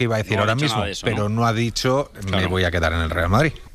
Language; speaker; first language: Spanish; native; Spanish